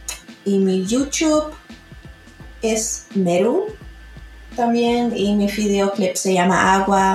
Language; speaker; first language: Spanish; early bilingual, heritage; Spanish